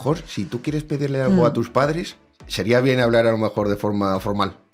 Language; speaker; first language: Spanish; native; Spanish